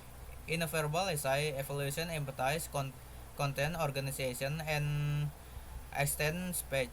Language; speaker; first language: English; non-native, learner; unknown